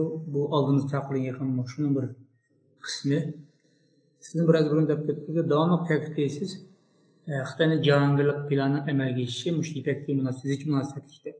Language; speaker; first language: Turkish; non-native, learner; Uyghur